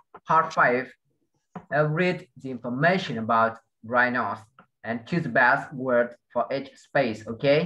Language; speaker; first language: English; non-native, fluent; Vietnamese